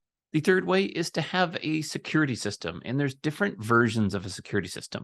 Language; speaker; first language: English; native; English